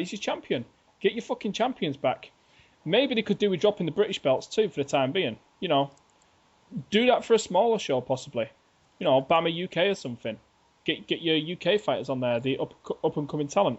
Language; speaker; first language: English; native; English